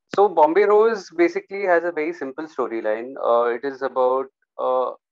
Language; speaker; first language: English; non-native, local second language; Hindi